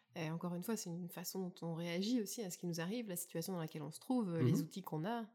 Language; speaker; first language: French; native; French